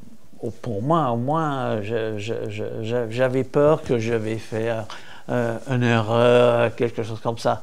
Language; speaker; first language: French; non-native, fluent; English